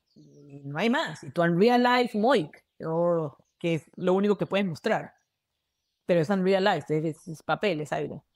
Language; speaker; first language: Spanish; native; Spanish